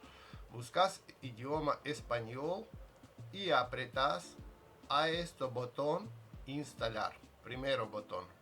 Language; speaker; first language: Spanish; non-native, fluent; Russian